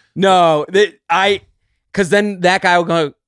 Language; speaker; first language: English; native; English